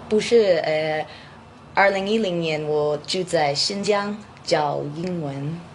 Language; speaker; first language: Chinese; non-native, fluent; English